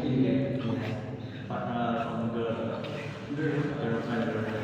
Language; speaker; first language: English; non-native, learner; Indonesian